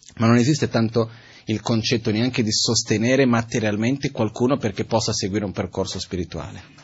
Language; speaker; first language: Italian; non-native, fluent; Portuguese